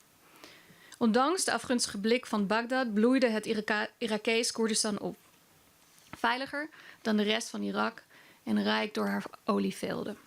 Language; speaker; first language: Dutch; early bilingual, other home language; Kurdish